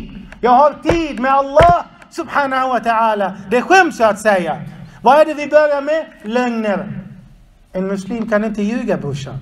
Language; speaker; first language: Swedish; non-native, fluent; Arabic